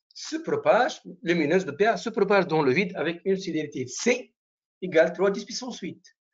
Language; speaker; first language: French; non-native, local second language; Arabic